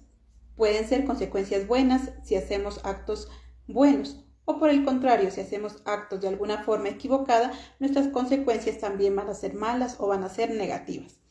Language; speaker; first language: Spanish; native; Spanish